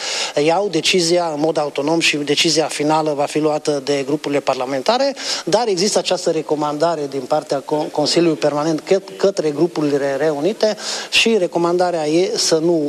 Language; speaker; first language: Romanian; non-native, local second language; Hungarian